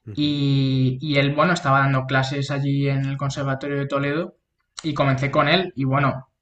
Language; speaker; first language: Spanish; native; Spanish